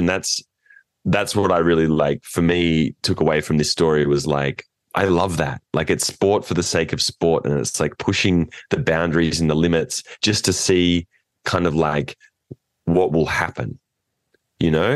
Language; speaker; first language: English; native; English